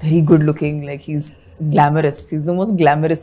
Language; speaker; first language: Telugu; non-native, fluent; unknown